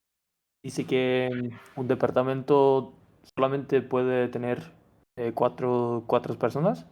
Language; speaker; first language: Spanish; non-native, fluent; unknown